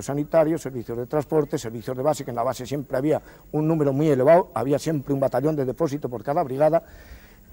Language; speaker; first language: Spanish; native; Spanish